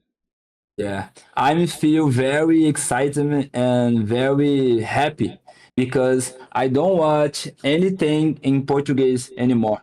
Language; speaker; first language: English; non-native, learner; Portuguese